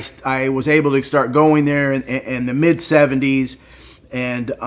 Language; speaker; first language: English; native; English